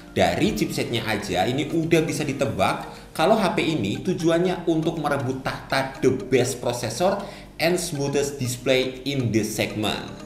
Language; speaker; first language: Indonesian; native; Indonesian